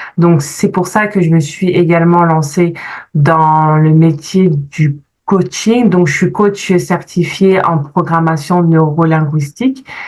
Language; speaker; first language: French; early bilingual, other home language; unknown